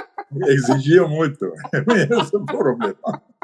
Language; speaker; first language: Portuguese; non-native, learner; Persian